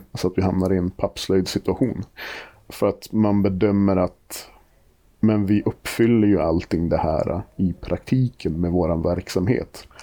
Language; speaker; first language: Swedish; native; Swedish